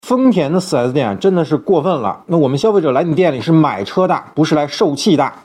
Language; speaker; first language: Chinese; native; Chinese